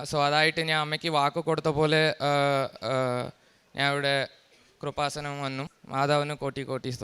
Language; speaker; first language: Malayalam; early bilingual, heritage; Malayalam